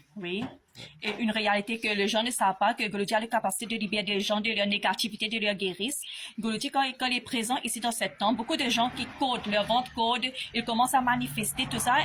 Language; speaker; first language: French; non-native, local second language; Morisyen